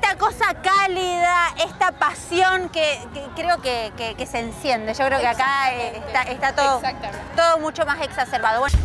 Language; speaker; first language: Spanish; native; Spanish